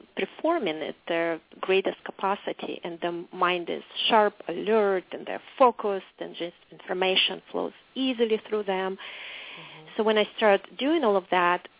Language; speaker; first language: English; non-native, fluent; Russian